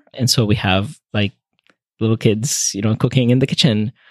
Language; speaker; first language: English; non-native, fluent; Spanish